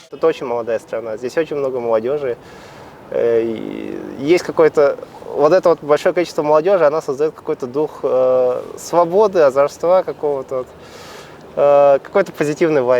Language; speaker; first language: Russian; native; Russian